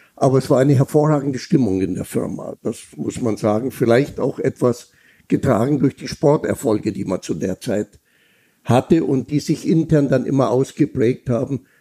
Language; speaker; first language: German; native; German